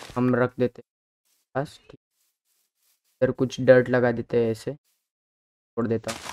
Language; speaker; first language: Hindi; native; Hindi